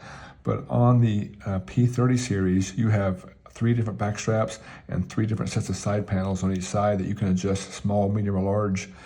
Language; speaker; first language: English; native; English